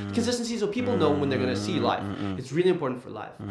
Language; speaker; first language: English; native; English